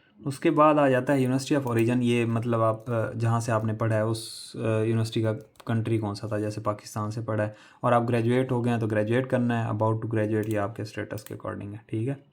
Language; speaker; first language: Urdu; non-native, local second language; Punjabi